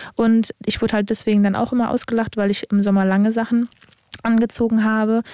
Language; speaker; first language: German; early bilingual, other home language; Serbian